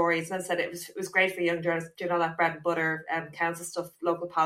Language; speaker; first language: English; native; English